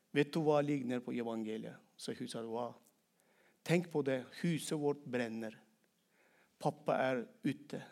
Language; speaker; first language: Norwegian; non-native, fluent; Turkmen